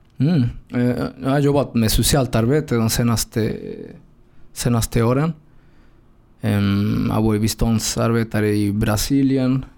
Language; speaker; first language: Swedish; non-native, fluent; Spanish